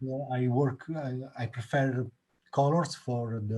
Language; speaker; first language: English; non-native, learner; Italian